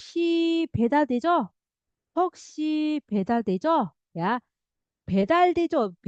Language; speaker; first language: Korean; non-native, fluent; Indonesian